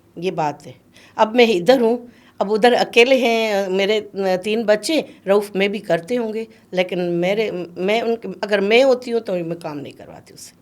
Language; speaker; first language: Urdu; non-native, local second language; Sindhi